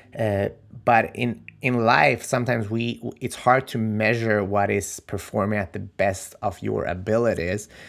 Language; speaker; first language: English; non-native, fluent; Macedonian